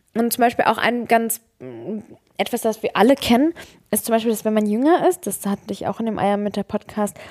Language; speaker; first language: German; early bilingual, other home language; Serbian